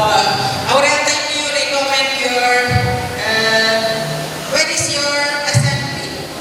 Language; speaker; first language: English; non-native, fluent; Indonesian